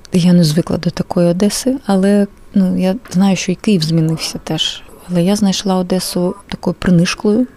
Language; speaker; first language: Ukrainian; non-native, local second language; Russian